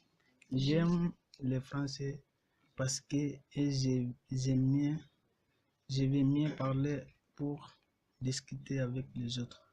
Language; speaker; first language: French; non-native, learner; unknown